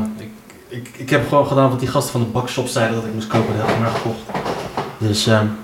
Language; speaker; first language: Dutch; early bilingual, other home language; Arabic